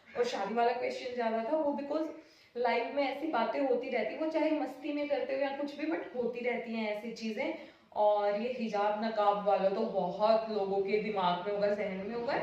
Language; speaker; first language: Hindi; native; Hindi